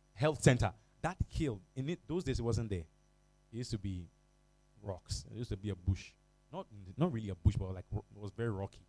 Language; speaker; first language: English; non-native, local second language; Ga